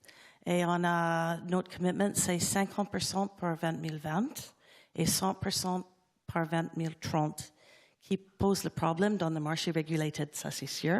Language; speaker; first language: French; non-native, learner; English